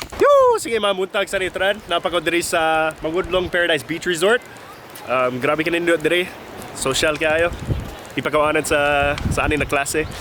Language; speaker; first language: Cebuano; non-native, fluent; English